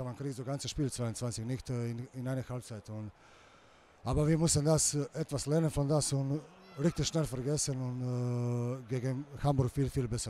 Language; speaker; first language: German; non-native, learner; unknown